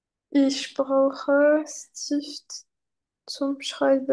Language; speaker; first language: German; non-native, learner; French